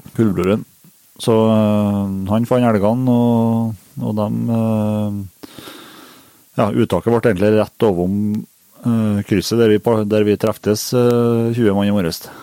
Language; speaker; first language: Norwegian; native; Norwegian